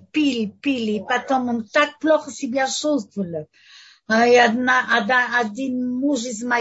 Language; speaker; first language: Russian; non-native, learner; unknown